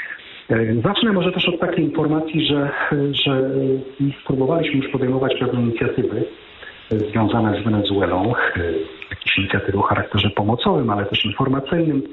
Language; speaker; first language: Polish; native; Polish